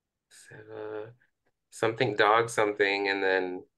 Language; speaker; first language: English; early bilingual, other home language; Spanish